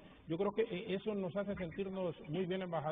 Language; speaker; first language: Spanish; native; Spanish